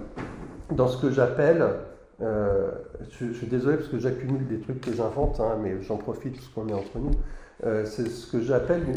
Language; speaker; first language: French; native; French